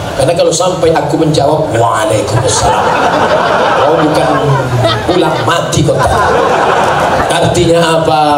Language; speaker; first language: Indonesian; native; Indonesian